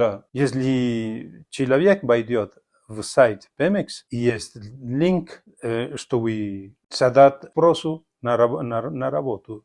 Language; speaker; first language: Russian; non-native, fluent; Spanish